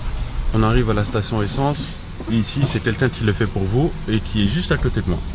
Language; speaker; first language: French; native; French